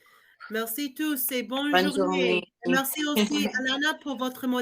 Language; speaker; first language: French; non-native, learner; English